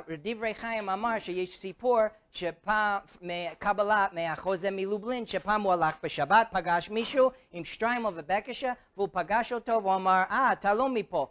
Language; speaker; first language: Hebrew; non-native, fluent; English